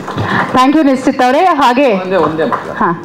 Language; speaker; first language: Kannada; native; Kannada